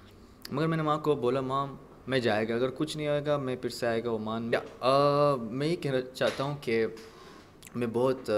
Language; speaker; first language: Hindi; non-native, fluent; Arabic